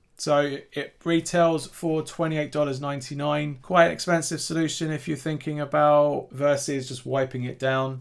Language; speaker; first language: English; native; English